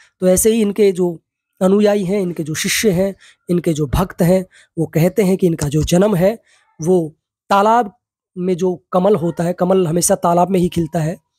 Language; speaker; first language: Hindi; native; Hindi